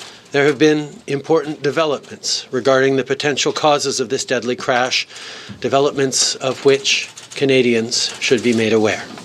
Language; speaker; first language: English; native; English